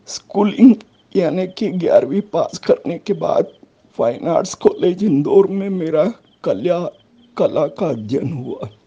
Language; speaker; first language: Hindi; native; Hindi